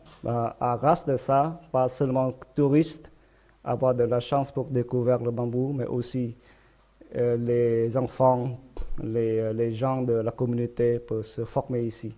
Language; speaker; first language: French; non-native, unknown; Vietnamese